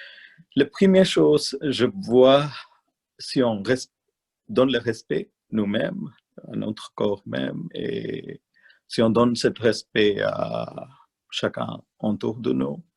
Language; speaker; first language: French; non-native, learner; Malayalam